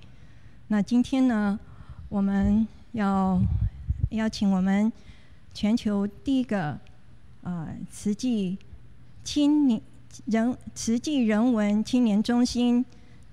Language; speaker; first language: Chinese; native; Chinese